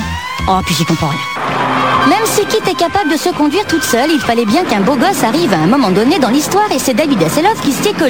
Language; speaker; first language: French; native; French